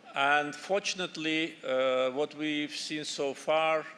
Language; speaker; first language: English; non-native, fluent; Azerbaijani